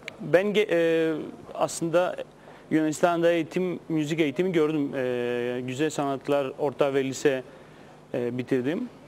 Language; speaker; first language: Turkish; non-native, fluent; Greek